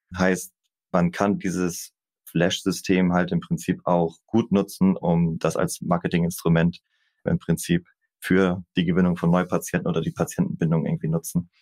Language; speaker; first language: German; native; German